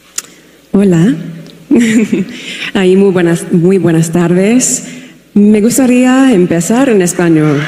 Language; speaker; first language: Spanish; non-native, learner; English